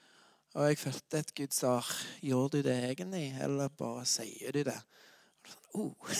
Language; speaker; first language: Norwegian; non-native, fluent; English